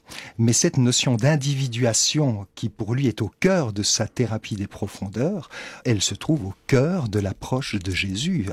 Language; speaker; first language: French; native; French